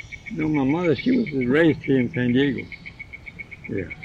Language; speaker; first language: English; early bilingual, other home language; Spanish